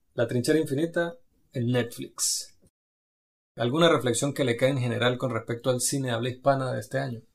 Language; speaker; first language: Spanish; native; Spanish